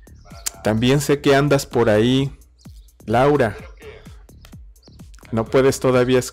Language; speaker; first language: Spanish; native; Spanish